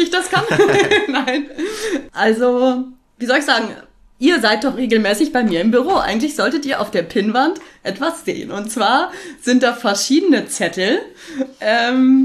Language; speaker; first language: German; native; German